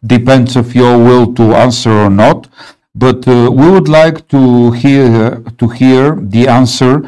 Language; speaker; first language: English; non-native, learner; Bulgarian